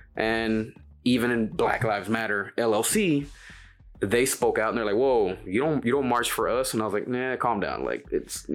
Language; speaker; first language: English; native; English